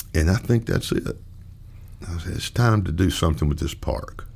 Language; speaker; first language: English; native; English